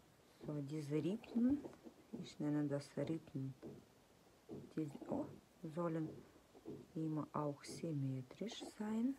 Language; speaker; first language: German; non-native, fluent; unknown